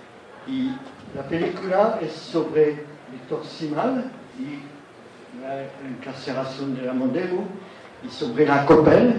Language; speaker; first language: Spanish; non-native, learner; French